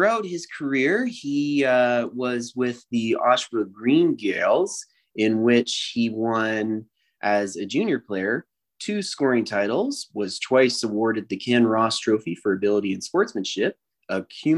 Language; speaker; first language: English; native; English